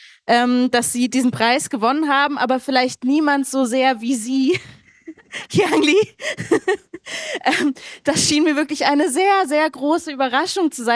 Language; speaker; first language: German; native; German